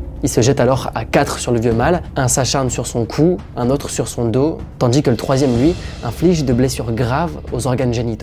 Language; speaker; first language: French; native; French